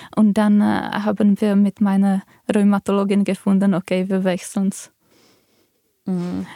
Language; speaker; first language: German; non-native, fluent; Czech